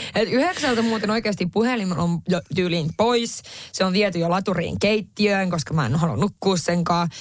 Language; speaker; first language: Finnish; native; Finnish